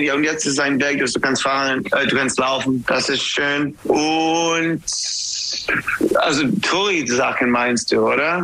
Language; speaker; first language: German; non-native, learner; English